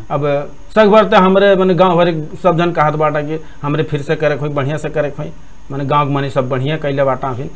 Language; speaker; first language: Bhojpuri; native; Bhojpuri